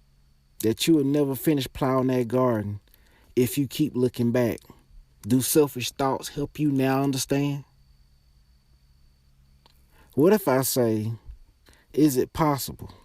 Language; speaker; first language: English; native; English